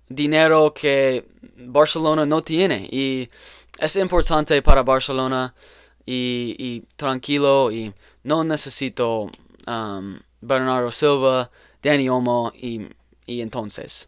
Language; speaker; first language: Spanish; non-native, learner; English